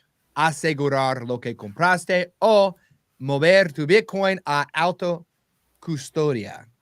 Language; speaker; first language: Spanish; non-native, learner; English